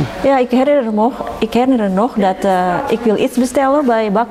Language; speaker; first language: Dutch; non-native, learner; Indonesian